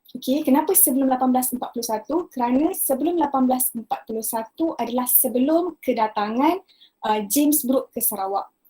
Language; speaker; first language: Malay; native; Malay